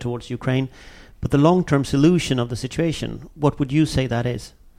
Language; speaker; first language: English; non-native, fluent; Swedish